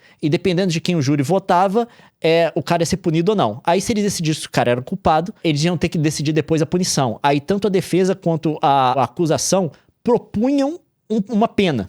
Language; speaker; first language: Portuguese; native; Portuguese